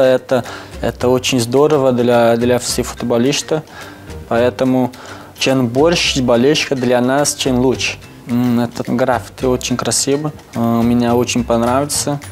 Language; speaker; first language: Russian; non-native, learner; Portuguese